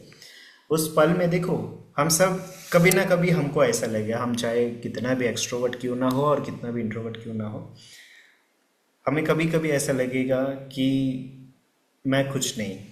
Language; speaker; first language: Hindi; native; Hindi